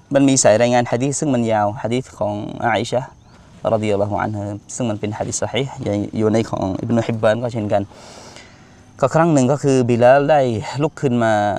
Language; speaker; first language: Thai; non-native, local second language; Malay